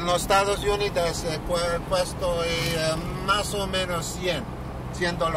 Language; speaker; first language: Spanish; non-native, learner; English